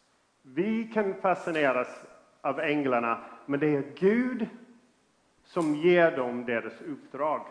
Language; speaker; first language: Swedish; non-native, fluent; English